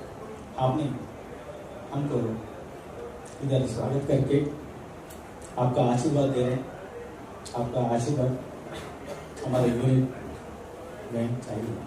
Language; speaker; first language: Hindi; non-native, local second language; Telugu